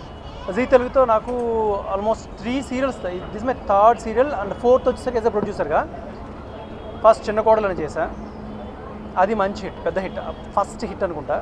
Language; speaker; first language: Telugu; native; Telugu